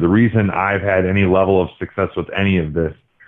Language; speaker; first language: English; native; English